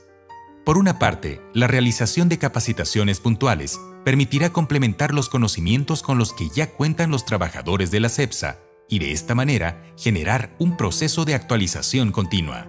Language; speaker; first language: Spanish; native; Spanish